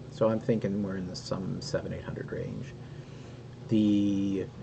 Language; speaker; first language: English; native; English